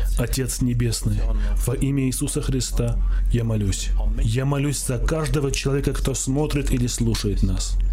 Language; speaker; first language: Russian; non-native, local second language; Armenian